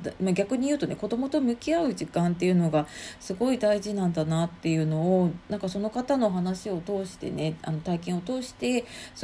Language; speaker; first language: Japanese; native; Japanese